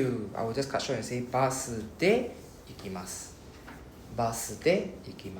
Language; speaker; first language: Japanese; non-native, fluent; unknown